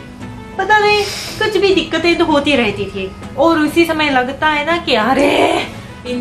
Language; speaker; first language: Hindi; non-native, fluent; Japanese